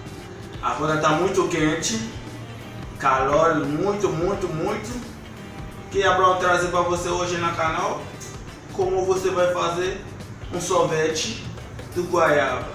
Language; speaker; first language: Portuguese; non-native, learner; Haitian Creole